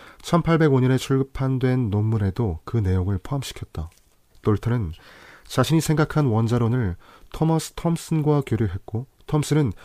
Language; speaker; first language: Korean; native; Korean